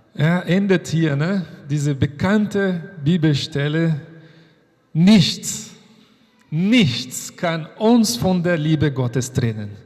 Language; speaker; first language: German; non-native, fluent; Portuguese